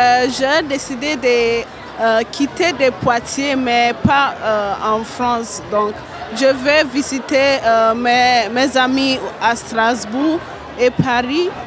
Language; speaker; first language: French; non-native, learner; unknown